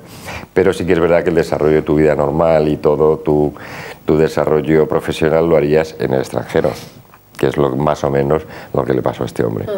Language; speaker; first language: Spanish; native; Spanish